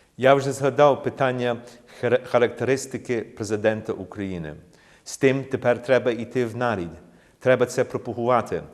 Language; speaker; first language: Ukrainian; early bilingual, heritage; Ukrainian